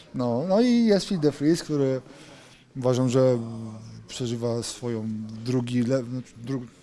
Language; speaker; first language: Polish; native; Polish